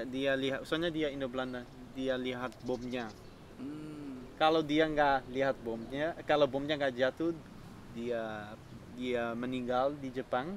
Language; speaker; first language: Indonesian; non-native, fluent; Dutch